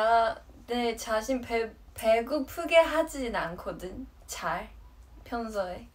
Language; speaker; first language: Korean; non-native, fluent; Chinese